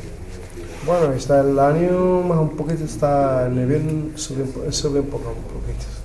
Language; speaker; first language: Spanish; non-native, learner; Arabic